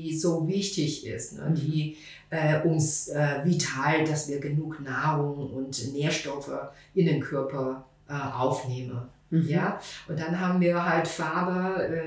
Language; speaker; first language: German; non-native, fluent; Chinese